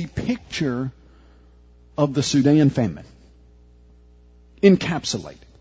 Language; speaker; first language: English; native; English